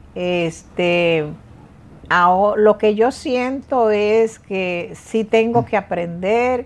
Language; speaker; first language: Spanish; native; Spanish